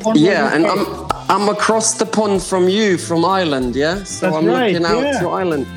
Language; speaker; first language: English; non-native, fluent; Croatian